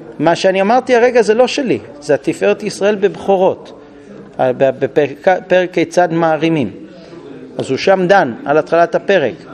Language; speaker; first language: Hebrew; non-native, fluent; English